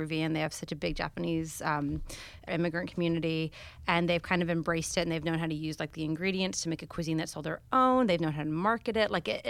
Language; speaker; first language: English; native; English